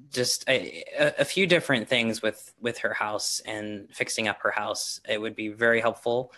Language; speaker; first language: English; native; English